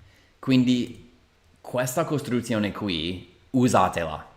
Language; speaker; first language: Italian; non-native, fluent; English